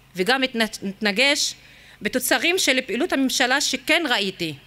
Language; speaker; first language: Hebrew; non-native, local second language; Arabic